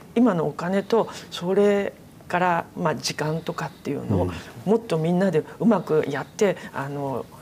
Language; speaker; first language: Japanese; native; Japanese